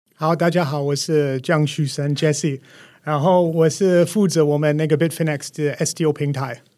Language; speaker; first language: Chinese; non-native, fluent; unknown